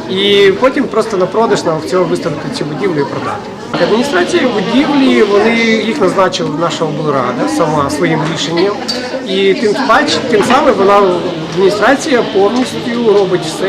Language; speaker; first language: Ukrainian; non-native, local second language; Russian